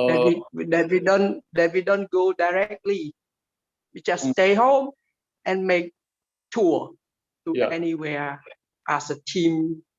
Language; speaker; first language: English; non-native, learner; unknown